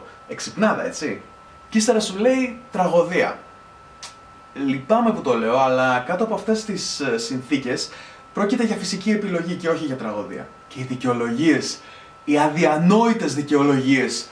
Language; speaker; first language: Greek; native; Greek